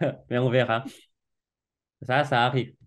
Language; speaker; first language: French; non-native, fluent; Indonesian